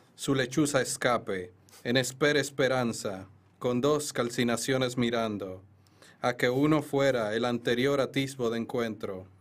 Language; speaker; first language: Spanish; native; Spanish